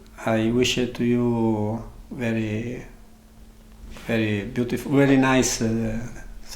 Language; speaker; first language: English; non-native, learner; Italian